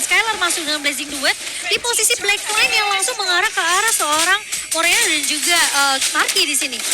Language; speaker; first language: Indonesian; native; Indonesian